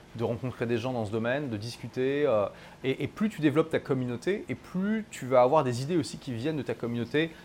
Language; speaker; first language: French; native; French